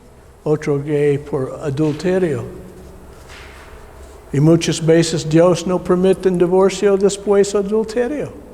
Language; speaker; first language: Spanish; non-native, learner; English